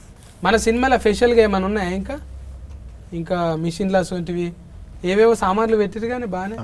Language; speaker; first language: Telugu; native; Telugu